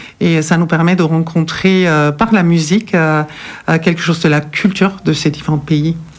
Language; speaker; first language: French; non-native, fluent; German